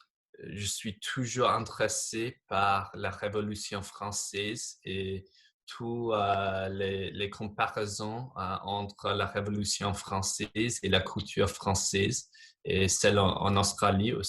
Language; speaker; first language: French; non-native, fluent; English